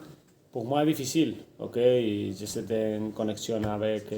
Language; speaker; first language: French; non-native, fluent; Spanish